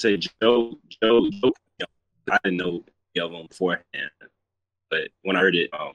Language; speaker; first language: English; native; English